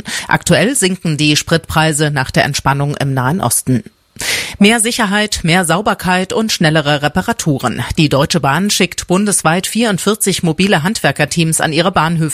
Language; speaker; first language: German; native; German